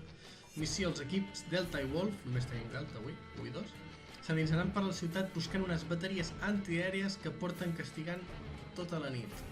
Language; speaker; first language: Catalan; native; Catalan